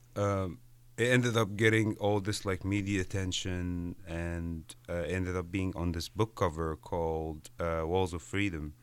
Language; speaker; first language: English; non-native, fluent; Arabic